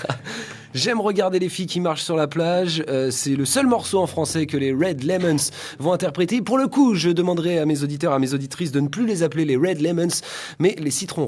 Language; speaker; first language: French; native; French